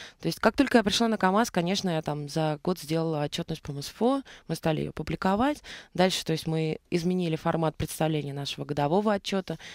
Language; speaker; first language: Russian; native; Russian